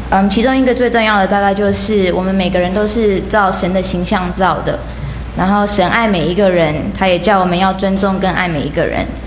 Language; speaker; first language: Chinese; early bilingual, heritage; Chinese